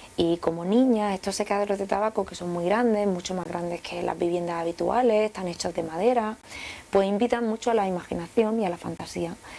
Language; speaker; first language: Spanish; native; Spanish